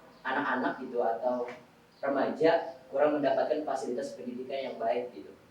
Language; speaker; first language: Indonesian; native; Indonesian